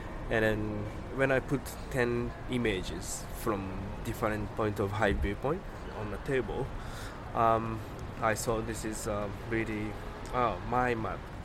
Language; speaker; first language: English; non-native, learner; Japanese